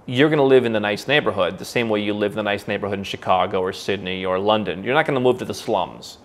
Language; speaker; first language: English; native; English